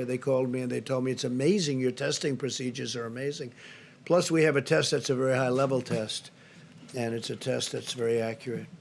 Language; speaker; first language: English; native; English